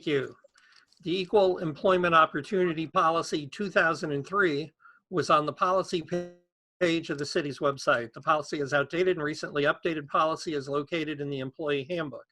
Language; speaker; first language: English; native; English